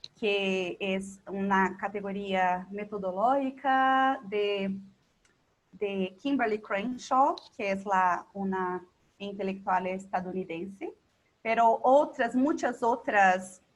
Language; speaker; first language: Spanish; non-native, local second language; Portuguese